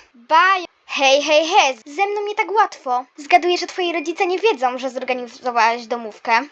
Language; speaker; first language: Polish; native; Polish